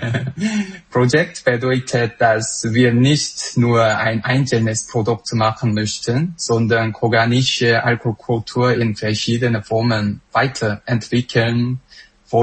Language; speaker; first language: German; non-native, fluent; Korean